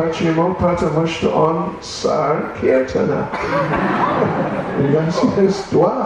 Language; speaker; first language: Russian; non-native, learner; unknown